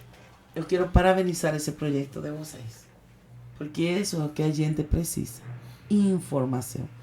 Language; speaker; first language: Portuguese; non-native, fluent; Spanish